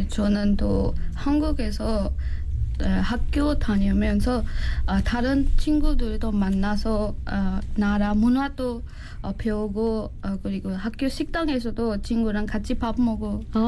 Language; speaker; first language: Korean; non-native, learner; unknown